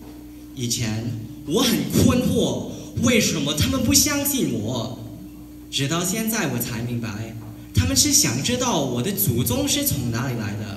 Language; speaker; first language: Chinese; non-native, learner; Cantonese